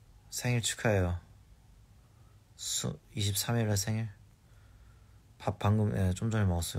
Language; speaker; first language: Korean; early bilingual, heritage; Korean